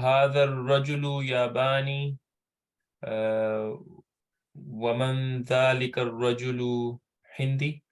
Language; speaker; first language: Arabic; non-native, learner; English